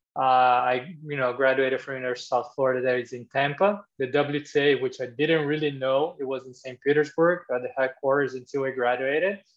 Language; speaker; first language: English; non-native, fluent; Portuguese